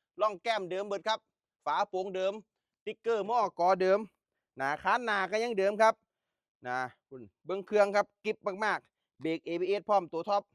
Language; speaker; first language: Thai; non-native, local second language; Northeastern Thai